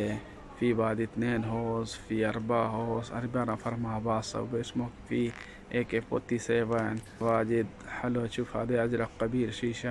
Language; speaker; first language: Arabic; non-native, learner; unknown